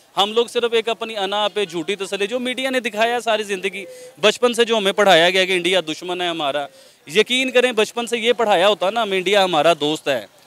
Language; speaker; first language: Urdu; non-native, local second language; Punjabi